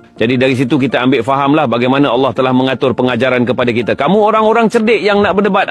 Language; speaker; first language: Malay; native; Malay